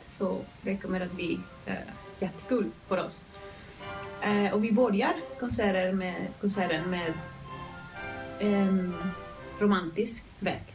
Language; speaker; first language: Swedish; non-native, fluent; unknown